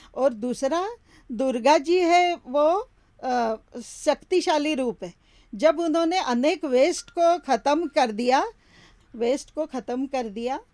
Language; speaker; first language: Hindi; non-native, local second language; Marathi